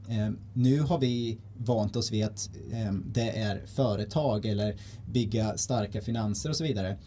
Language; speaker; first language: Swedish; native; Swedish